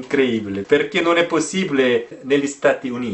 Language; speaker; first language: Italian; non-native, learner; Korean